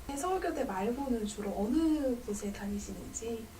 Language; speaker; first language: Korean; native; Korean